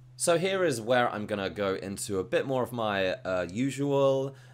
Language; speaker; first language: English; native; English